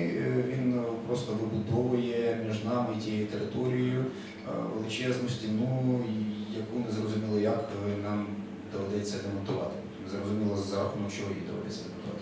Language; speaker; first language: Ukrainian; native; Ukrainian